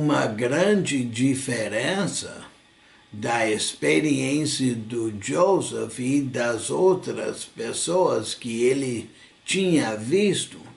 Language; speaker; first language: Portuguese; non-native, fluent; English